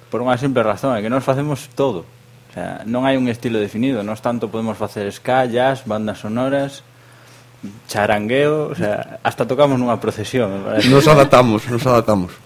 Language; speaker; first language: Galician; native; Galician